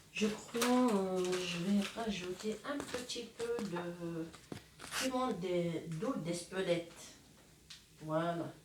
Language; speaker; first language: French; non-native, local second language; Arabic